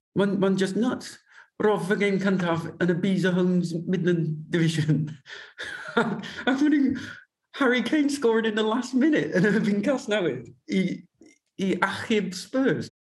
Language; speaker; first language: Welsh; non-native, learner; English